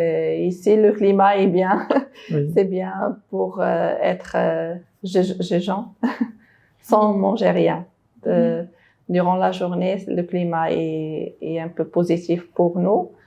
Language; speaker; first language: French; non-native, local second language; Arabic